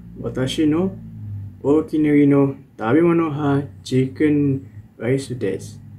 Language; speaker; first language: Japanese; non-native, learner; Malay